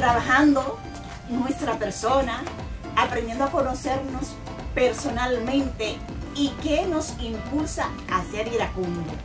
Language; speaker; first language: Spanish; native; Spanish